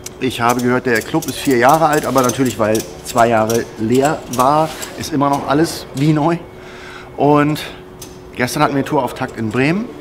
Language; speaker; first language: German; native; German